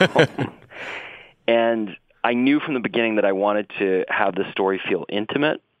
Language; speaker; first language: English; native; English